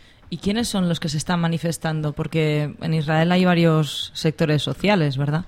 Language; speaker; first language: Spanish; native; Spanish